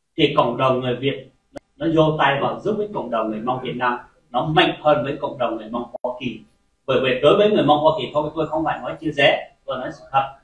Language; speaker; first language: Vietnamese; non-native, local second language; Hmong